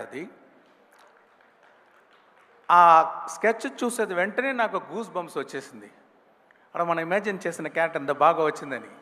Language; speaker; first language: Telugu; non-native, fluent; Tamil